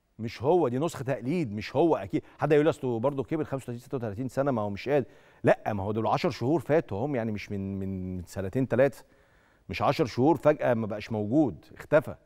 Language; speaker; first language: Arabic; native; Arabic